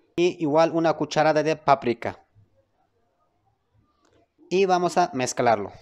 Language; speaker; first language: Spanish; non-native, learner; Turkish